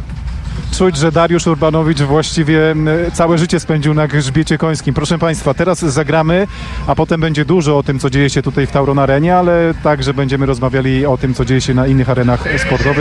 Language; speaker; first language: Polish; native; Polish